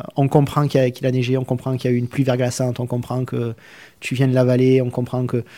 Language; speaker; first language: French; native; French